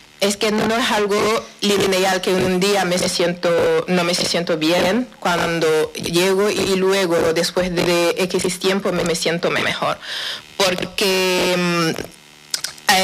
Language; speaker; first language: Spanish; non-native, fluent; Wolof